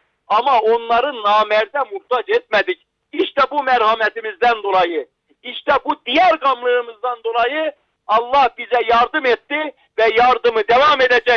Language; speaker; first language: Turkish; native; Turkish